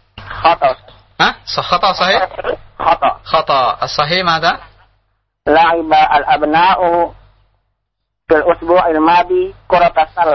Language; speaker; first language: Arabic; non-native, fluent; Indonesian